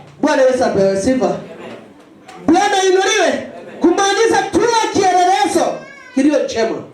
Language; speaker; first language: Swahili; non-native, local second language; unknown